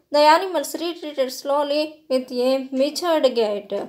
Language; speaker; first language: English; non-native, local second language; Telugu